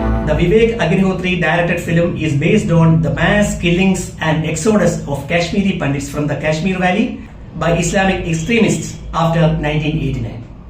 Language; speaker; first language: English; non-native, local second language; Malayalam